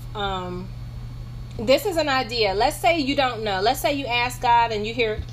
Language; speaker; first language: English; native; English